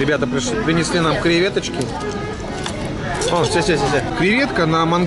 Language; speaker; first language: Russian; native; Russian